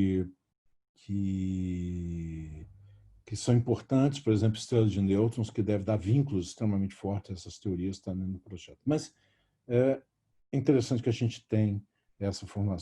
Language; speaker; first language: Portuguese; native; Portuguese